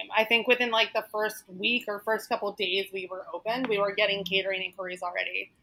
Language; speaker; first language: English; native; English